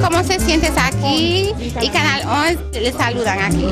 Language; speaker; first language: Spanish; non-native, learner; Haitian Creole